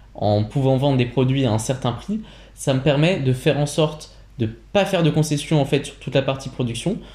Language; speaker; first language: French; native; French